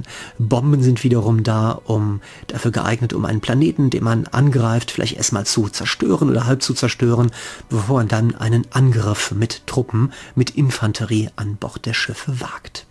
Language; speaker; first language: German; native; German